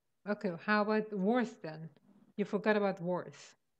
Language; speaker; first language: English; non-native, fluent; Persian